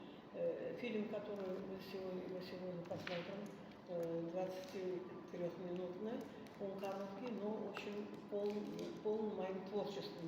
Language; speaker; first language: Russian; non-native, local second language; Azerbaijani